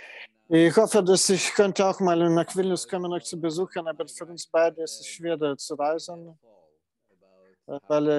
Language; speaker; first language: German; non-native, fluent; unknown